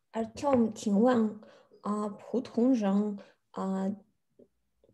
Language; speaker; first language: Chinese; non-native, learner; Russian